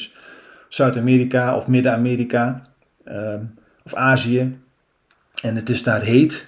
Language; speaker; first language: Dutch; native; Dutch